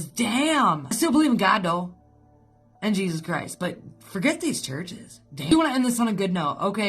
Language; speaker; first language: English; native; English